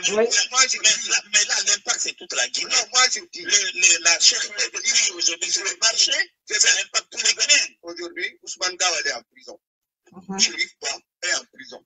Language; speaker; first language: French; non-native, local second language; Fula